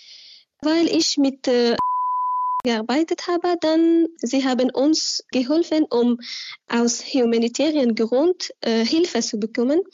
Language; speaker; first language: German; non-native, learner; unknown